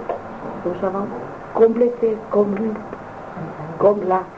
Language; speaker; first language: French; non-native, fluent; Vietnamese